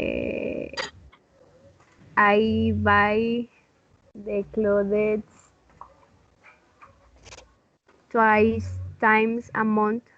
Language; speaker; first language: English; non-native, learner; Spanish